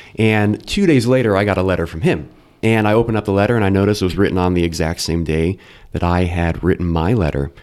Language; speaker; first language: English; native; English